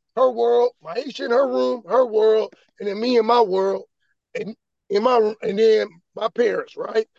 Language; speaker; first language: English; native; English